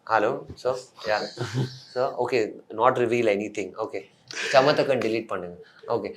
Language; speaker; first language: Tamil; non-native, fluent; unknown